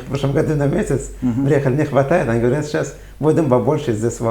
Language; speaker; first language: Russian; non-native, fluent; Arabic